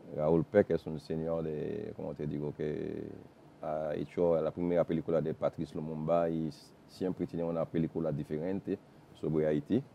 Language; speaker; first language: Spanish; non-native, fluent; Haitian Creole